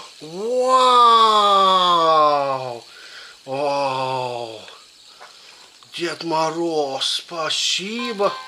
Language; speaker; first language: Russian; early bilingual, heritage; Russian